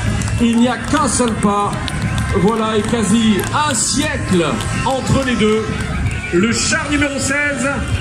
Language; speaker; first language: French; native; French